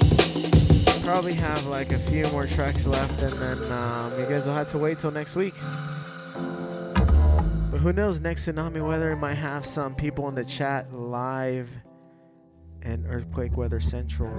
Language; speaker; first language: English; native; English